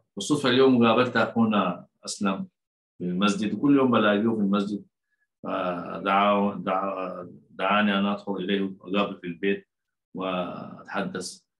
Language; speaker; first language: Arabic; native; Arabic